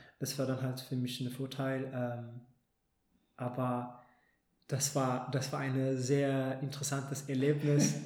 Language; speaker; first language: German; non-native, fluent; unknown